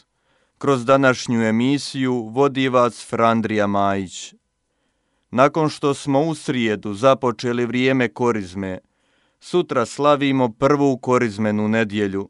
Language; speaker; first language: Croatian; native; Croatian